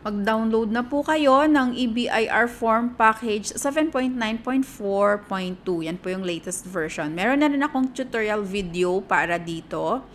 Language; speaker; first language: Filipino; native; Filipino